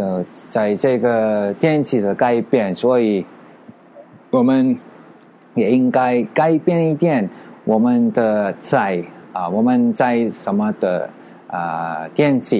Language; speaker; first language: Chinese; non-native, learner; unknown